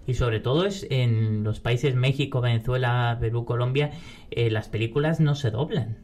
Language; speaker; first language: Spanish; native; Spanish